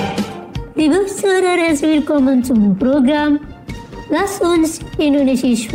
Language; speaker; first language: German; non-native, fluent; Indonesian